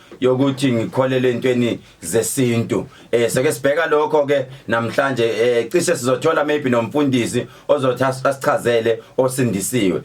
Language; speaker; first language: Zulu; native; Zulu